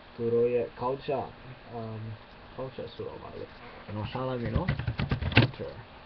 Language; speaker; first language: Burmese; non-native, learner; English